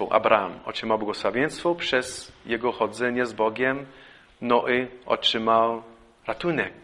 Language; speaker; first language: Polish; non-native, fluent; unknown